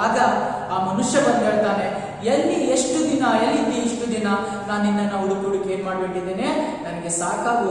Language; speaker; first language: Kannada; native; Kannada